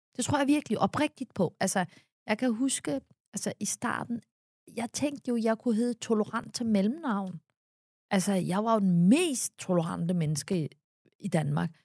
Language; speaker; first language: Danish; early bilingual, other home language; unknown